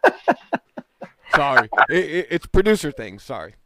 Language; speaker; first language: English; native; English